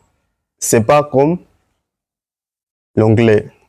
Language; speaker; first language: French; non-native, learner; Swahili